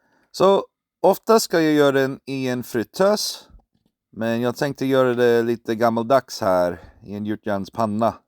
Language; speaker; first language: Swedish; non-native, fluent; English